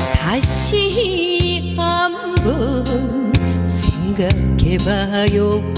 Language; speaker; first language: Korean; native; Korean